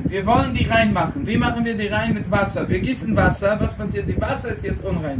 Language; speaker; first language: German; non-native, fluent; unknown